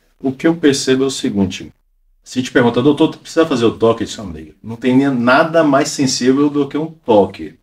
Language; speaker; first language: Portuguese; native; Portuguese